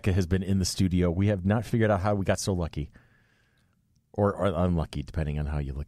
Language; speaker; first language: English; native; English